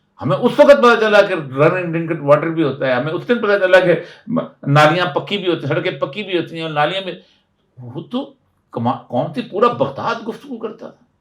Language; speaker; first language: Urdu; non-native, local second language; Punjabi